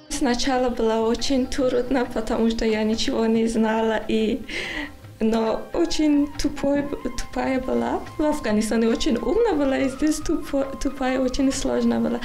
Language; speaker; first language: Russian; non-native, learner; Persian